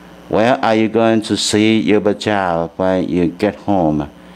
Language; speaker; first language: English; non-native, fluent; Chinese